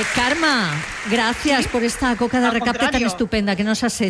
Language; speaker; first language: Spanish; non-native, local second language; Catalan